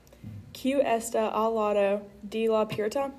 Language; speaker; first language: Spanish; non-native, learner; English